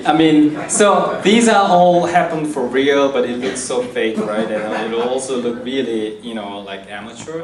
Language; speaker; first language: English; non-native, fluent; Korean